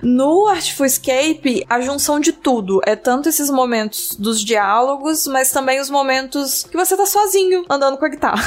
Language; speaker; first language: Portuguese; native; Portuguese